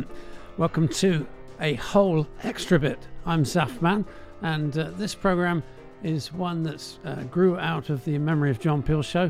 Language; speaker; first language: English; native; English